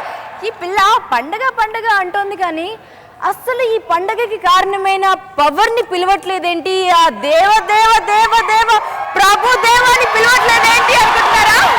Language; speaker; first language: Telugu; native; Telugu